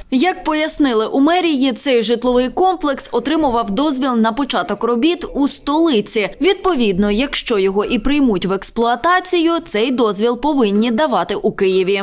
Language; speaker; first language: Ukrainian; native; Ukrainian